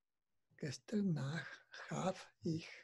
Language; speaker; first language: German; non-native, learner; Spanish